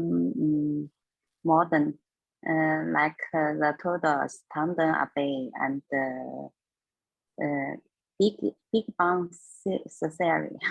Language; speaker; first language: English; non-native, learner; Chinese